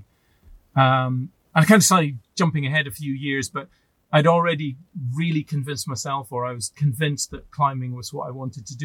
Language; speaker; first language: English; native; English